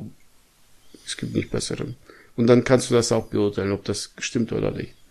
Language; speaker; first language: German; early bilingual, other home language; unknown